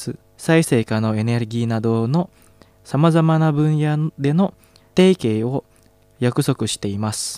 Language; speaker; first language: Japanese; non-native, fluent; Indonesian